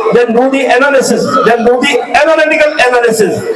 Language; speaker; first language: English; non-native, local second language; Hindi